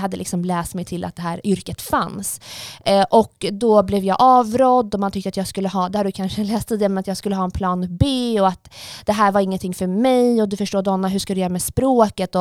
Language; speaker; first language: Swedish; early bilingual, other home language; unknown